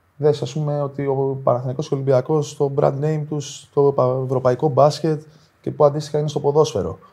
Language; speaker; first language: Greek; native; Greek